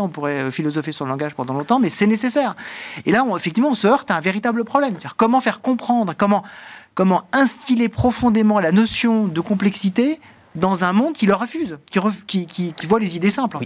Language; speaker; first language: French; native; French